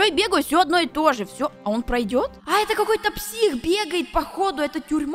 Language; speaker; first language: Russian; native; Russian